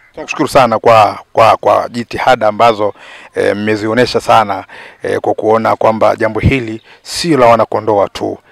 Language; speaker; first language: Swahili; native; Swahili